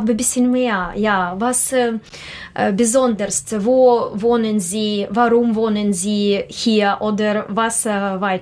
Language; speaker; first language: German; non-native, learner; Russian